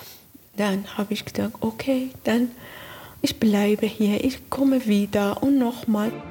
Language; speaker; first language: German; non-native, learner; Persian